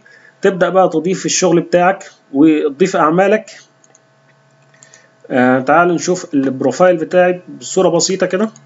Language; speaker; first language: Arabic; native; Arabic